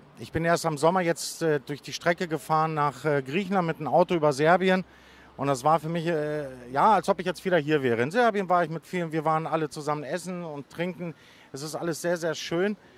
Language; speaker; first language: German; early bilingual, other home language; Greek